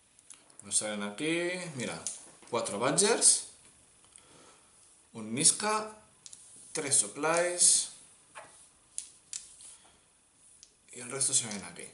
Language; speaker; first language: Spanish; native; Spanish